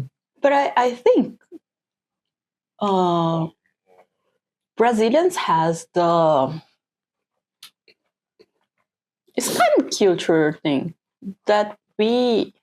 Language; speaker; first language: English; non-native, fluent; Portuguese